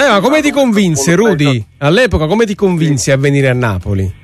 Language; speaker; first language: Italian; native; Italian